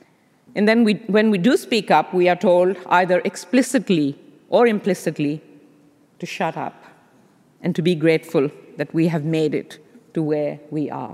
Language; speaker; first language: English; non-native, local second language; Urdu